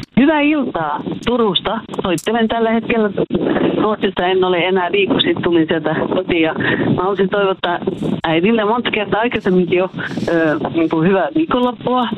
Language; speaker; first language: Finnish; early bilingual, heritage; Finnish